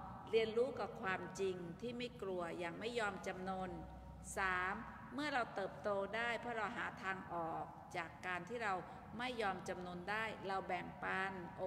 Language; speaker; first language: Thai; native; Thai